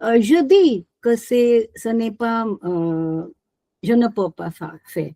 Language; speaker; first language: French; non-native, learner; Hindi